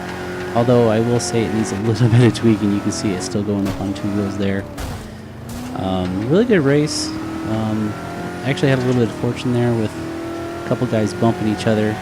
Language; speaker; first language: English; native; English